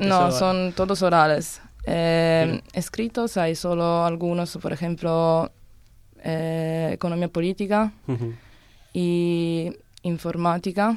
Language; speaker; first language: Spanish; non-native, learner; Italian